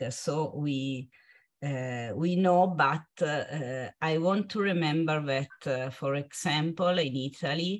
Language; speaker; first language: English; non-native, fluent; Italian